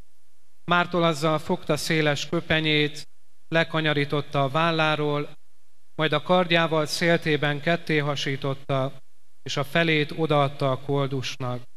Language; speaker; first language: Hungarian; native; Hungarian